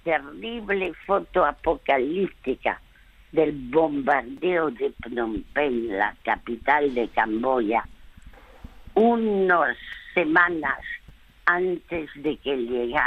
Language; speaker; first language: Spanish; early bilingual, other home language; French